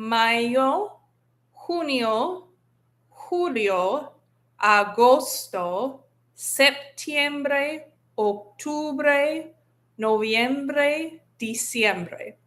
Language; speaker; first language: Spanish; non-native, fluent; English